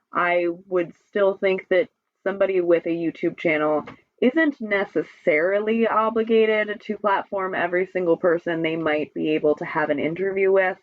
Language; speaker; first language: English; native; English